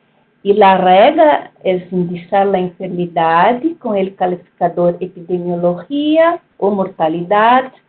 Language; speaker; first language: Spanish; non-native, fluent; Portuguese